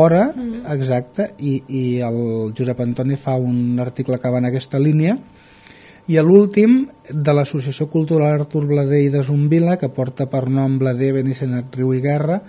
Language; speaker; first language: Catalan; native; Catalan